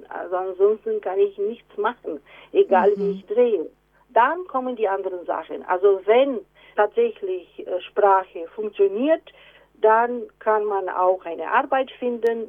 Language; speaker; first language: German; non-native, fluent; Romanian